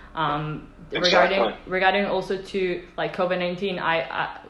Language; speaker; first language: English; non-native, fluent; Italian